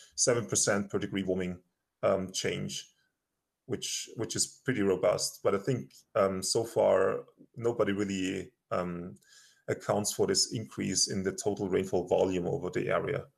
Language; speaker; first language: English; non-native, fluent; German